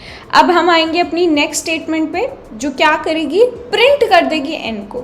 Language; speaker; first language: Hindi; native; Hindi